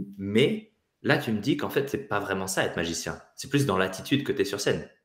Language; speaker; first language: French; native; French